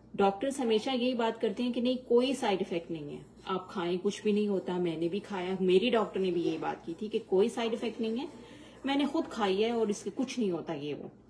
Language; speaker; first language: Urdu; native; Urdu